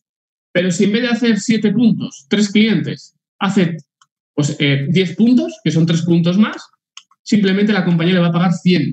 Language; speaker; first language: Spanish; native; Spanish